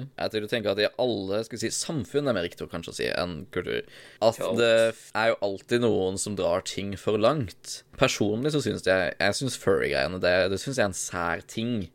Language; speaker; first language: Norwegian; native; Norwegian